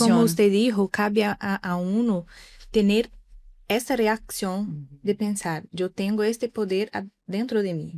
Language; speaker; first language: Spanish; non-native, learner; Portuguese